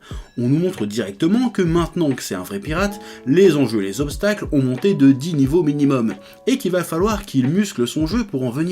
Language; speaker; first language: French; native; French